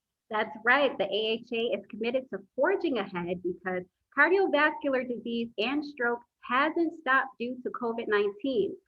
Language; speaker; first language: English; native; English